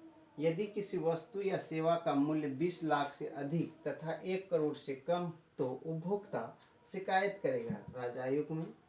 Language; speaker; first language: Hindi; native; Hindi